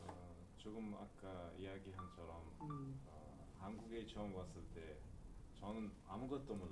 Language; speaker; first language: Korean; non-native, learner; Uzbek